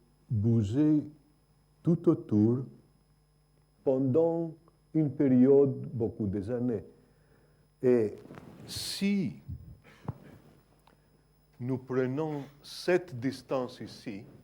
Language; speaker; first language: French; non-native, fluent; Greek